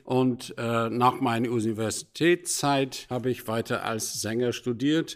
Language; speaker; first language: German; non-native, fluent; English